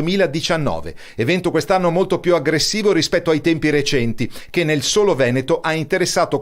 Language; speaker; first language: Italian; native; Italian